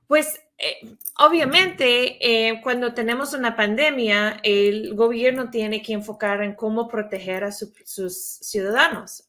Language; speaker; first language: Spanish; non-native, fluent; English